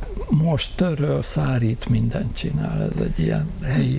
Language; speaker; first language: Hungarian; native; Hungarian